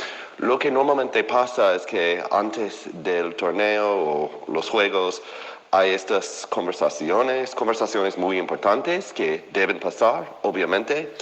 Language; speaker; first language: Spanish; non-native, fluent; English